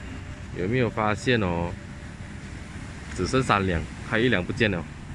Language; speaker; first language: Chinese; native; Chinese